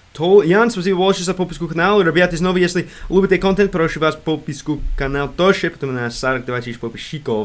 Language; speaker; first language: Russian; non-native, learner; English